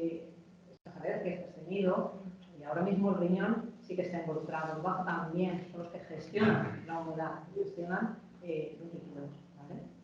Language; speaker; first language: Spanish; native; Spanish